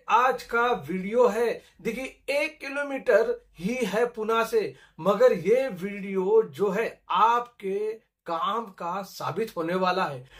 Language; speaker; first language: Hindi; non-native, local second language; Marathi